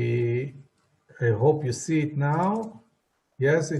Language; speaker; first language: English; non-native, fluent; Hebrew